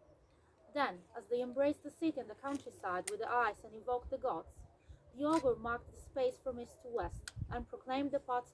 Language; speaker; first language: English; non-native, fluent; Italian